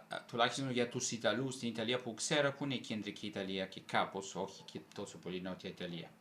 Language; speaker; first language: Greek; non-native, fluent; Italian